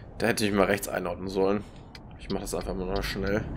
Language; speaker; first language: German; native; German